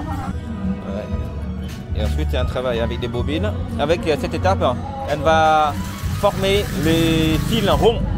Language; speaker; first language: French; non-native, fluent; Vietnamese